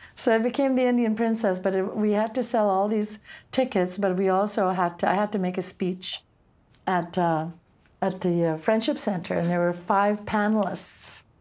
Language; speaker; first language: English; native; English